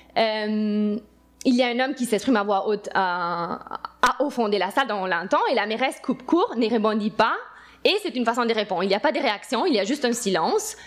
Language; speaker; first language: French; non-native, fluent; Italian